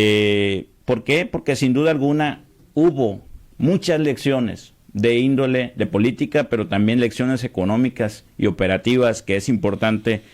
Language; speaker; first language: Spanish; native; Spanish